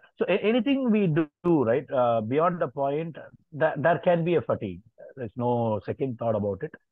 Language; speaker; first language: English; non-native, local second language; Tamil